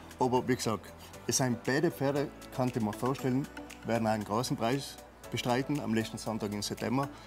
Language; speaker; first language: German; native; German